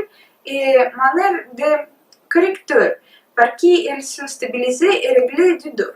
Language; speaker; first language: French; non-native, learner; Russian